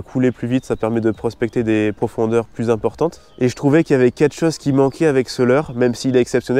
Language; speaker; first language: French; native; French